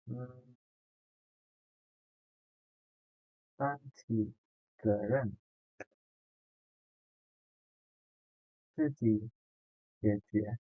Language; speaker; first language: Chinese; non-native, fluent; Indonesian